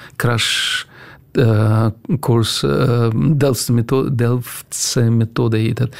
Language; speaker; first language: Dutch; non-native, fluent; Russian